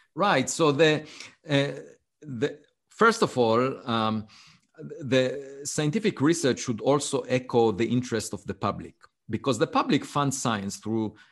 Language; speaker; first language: English; non-native, fluent; Hebrew